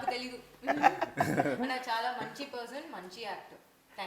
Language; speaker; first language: Telugu; non-native, learner; Tamil